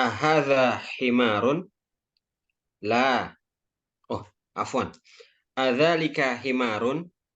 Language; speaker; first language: Arabic; non-native, learner; Indonesian